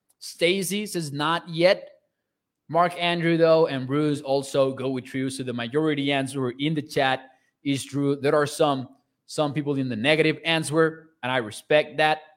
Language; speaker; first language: English; non-native, fluent; Spanish